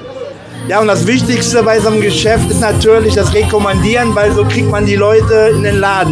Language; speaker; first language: German; native; German